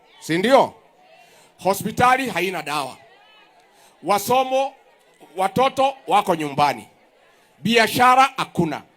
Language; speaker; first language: Swahili; non-native, local second language; Kikuyu